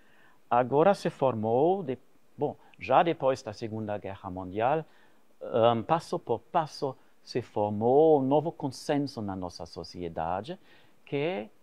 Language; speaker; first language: Portuguese; non-native, fluent; German